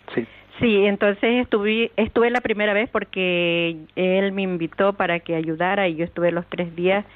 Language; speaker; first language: Spanish; native; Spanish